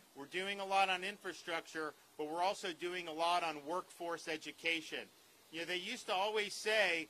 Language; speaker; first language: English; native; English